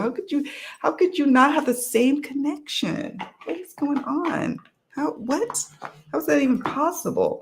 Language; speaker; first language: English; native; English